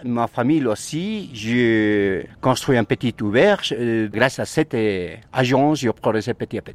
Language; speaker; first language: French; non-native, learner; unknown